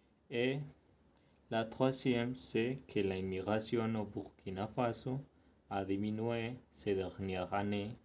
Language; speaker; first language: French; non-native, learner; Spanish